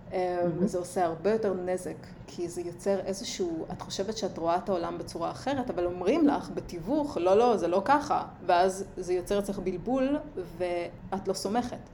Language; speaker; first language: Hebrew; early bilingual, other home language; Russian